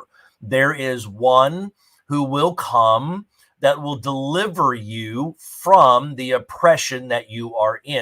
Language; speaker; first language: English; native; English